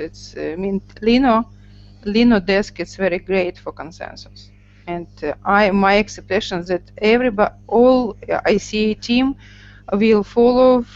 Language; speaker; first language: English; non-native, learner; Russian